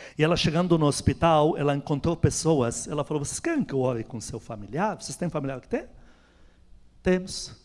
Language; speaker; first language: Portuguese; non-native, fluent; Arabic